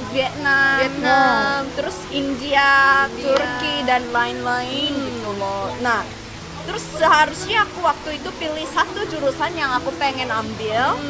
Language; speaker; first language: Indonesian; non-native, fluent; Korean